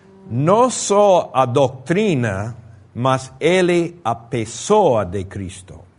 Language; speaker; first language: Portuguese; non-native, fluent; Spanish